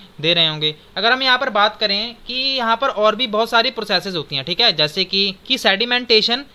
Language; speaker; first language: Hindi; native; Hindi